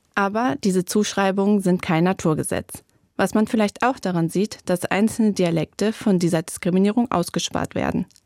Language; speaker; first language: German; native; German